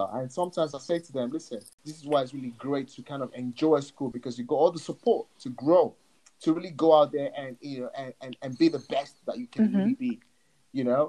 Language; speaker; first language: English; non-native, local second language; Yoruba